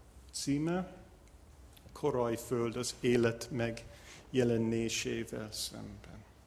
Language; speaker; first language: Hungarian; non-native, learner; English